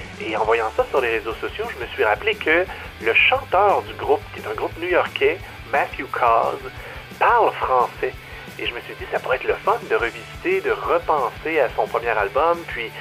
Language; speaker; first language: French; native; French